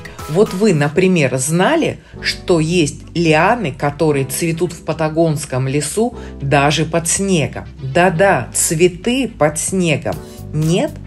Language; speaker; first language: Russian; native; Russian